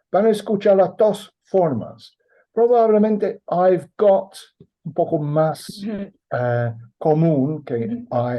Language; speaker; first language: Spanish; non-native, fluent; English